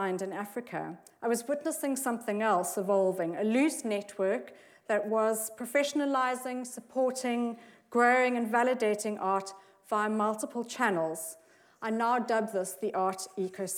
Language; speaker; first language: English; native; English